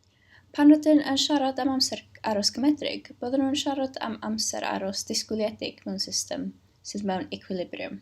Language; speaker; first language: Welsh; native; Welsh